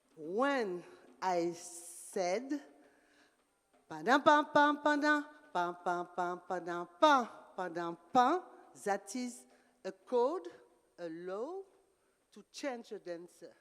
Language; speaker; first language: English; non-native, learner; French